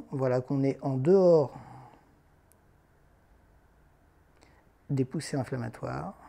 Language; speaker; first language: French; native; French